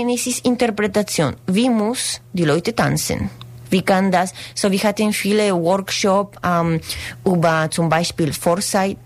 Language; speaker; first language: German; non-native, learner; Spanish